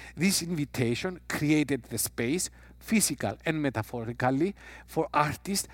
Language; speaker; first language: English; non-native, fluent; Greek